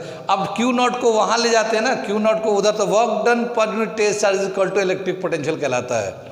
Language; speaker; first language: Hindi; native; Hindi